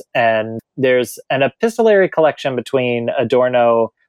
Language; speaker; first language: English; native; English